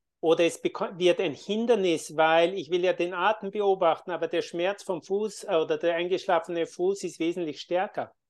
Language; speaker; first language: German; native; German